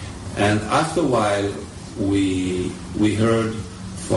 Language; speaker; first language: English; early bilingual, other home language; French